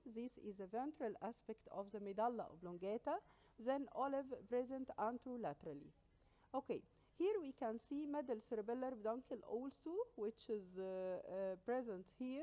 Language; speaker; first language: English; non-native, local second language; Arabic